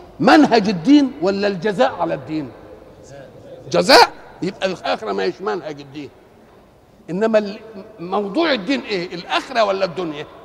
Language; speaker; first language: Arabic; native; Arabic